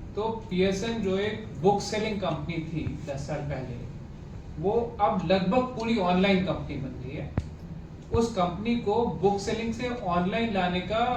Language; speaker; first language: Hindi; native; Hindi